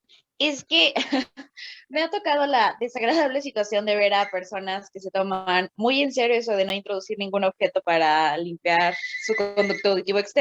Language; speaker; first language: Spanish; native; Spanish